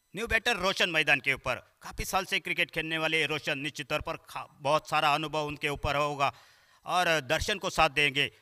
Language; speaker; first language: Hindi; non-native, local second language; Marathi